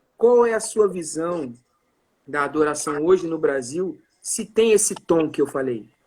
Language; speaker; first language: Portuguese; native; Portuguese